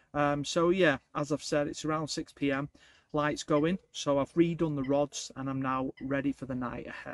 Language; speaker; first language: English; native; English